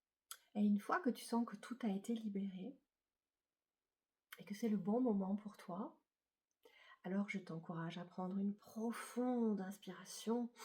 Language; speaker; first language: French; native; French